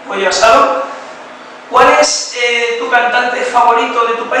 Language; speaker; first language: Spanish; native; Spanish